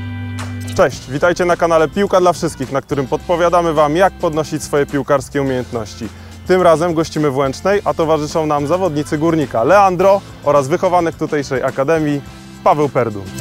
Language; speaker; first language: Polish; native; Polish